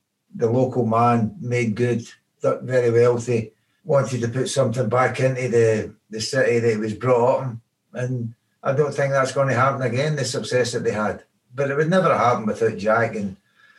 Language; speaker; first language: English; native; English